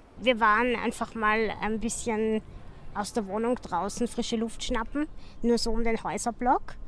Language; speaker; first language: German; native; German